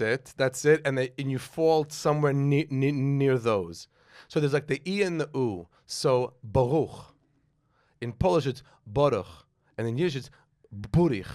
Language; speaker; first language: English; native; English